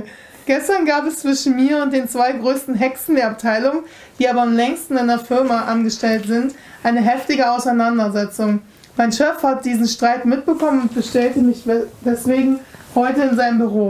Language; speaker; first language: German; native; German